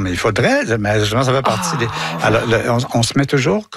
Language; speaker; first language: French; native; French